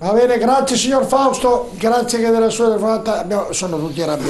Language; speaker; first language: Italian; native; Italian